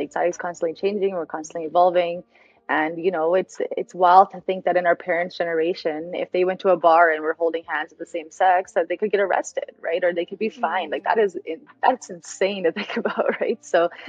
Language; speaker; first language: English; native; English